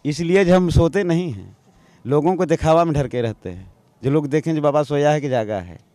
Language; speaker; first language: Hindi; native; Hindi